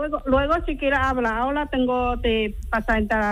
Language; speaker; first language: Spanish; non-native, learner; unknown